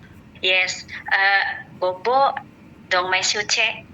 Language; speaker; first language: Cantonese; non-native, learner; Indonesian